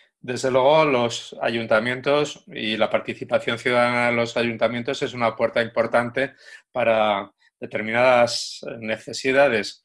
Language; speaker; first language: Spanish; native; Spanish